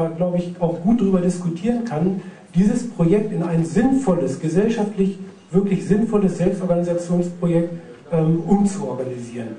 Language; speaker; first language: German; native; German